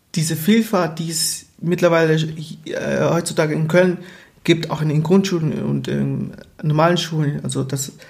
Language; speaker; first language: German; early bilingual, other home language; Portuguese